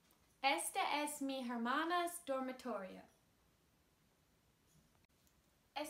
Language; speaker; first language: Spanish; non-native, learner; English